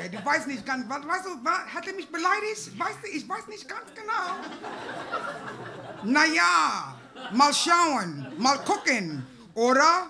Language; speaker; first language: German; non-native, fluent; English